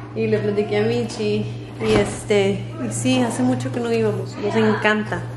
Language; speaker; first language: Spanish; native; Spanish